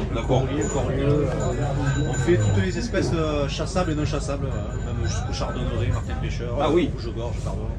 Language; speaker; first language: French; native; French